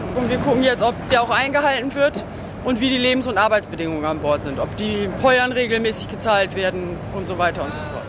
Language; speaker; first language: German; native; German